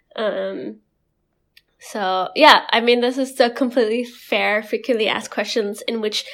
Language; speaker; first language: English; non-native, fluent; Indonesian